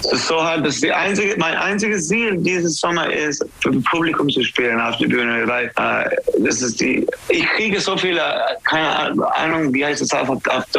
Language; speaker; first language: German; non-native, fluent; English